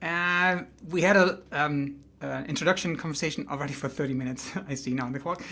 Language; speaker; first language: English; non-native, fluent; Dutch